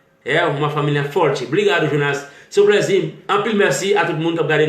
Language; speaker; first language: Portuguese; non-native, learner; Haitian Creole